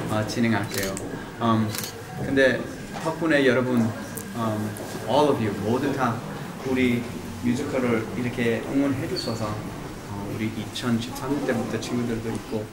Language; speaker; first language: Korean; early bilingual, heritage; English